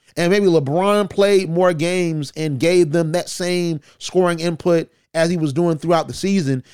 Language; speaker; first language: English; native; English